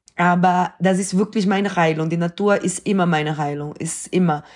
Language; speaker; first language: German; non-native, fluent; Portuguese